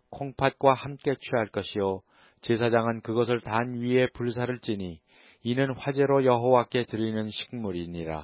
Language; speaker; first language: Korean; native; Korean